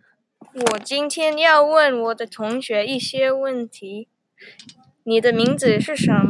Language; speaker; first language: Chinese; non-native, learner; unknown